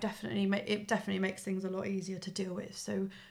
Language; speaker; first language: English; native; English